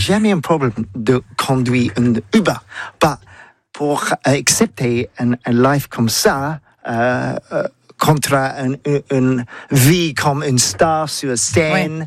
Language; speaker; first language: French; non-native, learner; English